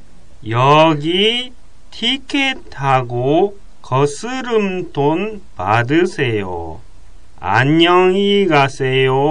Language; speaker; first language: Korean; non-native, fluent; Japanese